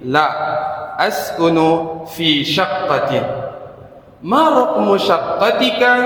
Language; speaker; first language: Arabic; non-native, fluent; Indonesian